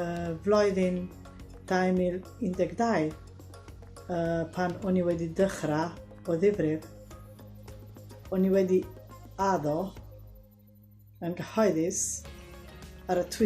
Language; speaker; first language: Welsh; non-native, learner; Slovenian